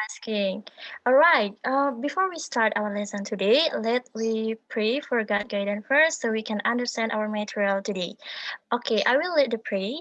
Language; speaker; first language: English; non-native, learner; Indonesian